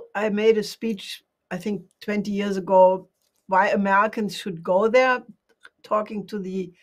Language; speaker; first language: English; non-native, fluent; German